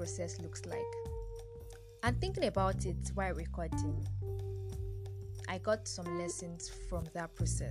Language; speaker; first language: English; non-native, local second language; Yoruba